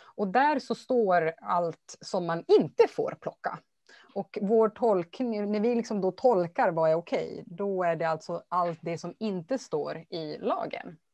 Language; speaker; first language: Swedish; native; Swedish